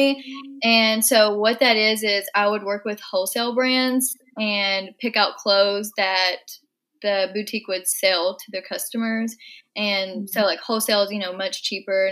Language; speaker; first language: English; native; English